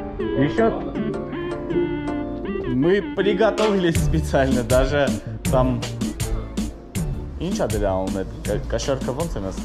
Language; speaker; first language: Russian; non-native, fluent; Armenian